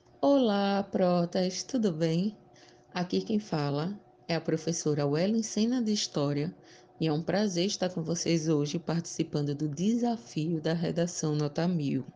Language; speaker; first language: Portuguese; native; Portuguese